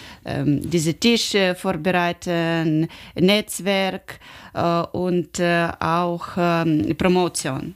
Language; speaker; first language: German; non-native, learner; Ukrainian